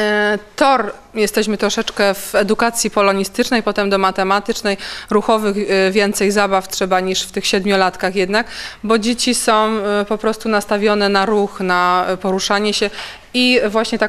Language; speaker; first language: Polish; native; Polish